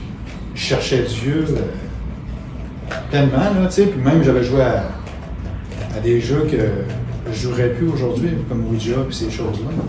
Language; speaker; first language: French; native; French